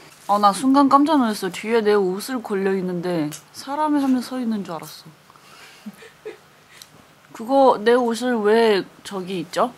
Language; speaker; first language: Korean; non-native, fluent; Chinese